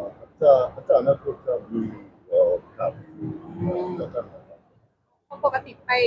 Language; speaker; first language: Thai; native; Thai